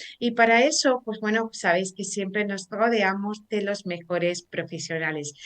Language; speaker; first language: Spanish; native; Spanish